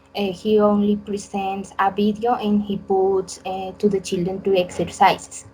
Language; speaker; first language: English; non-native, learner; Spanish